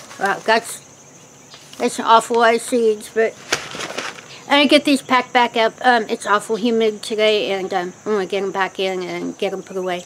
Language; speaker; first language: English; native; English